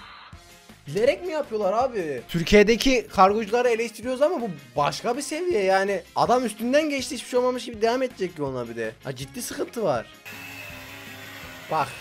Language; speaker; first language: Turkish; native; Turkish